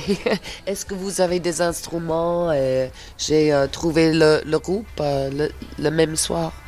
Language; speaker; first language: French; non-native, fluent; English